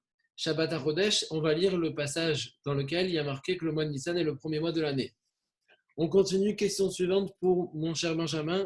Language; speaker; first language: French; native; French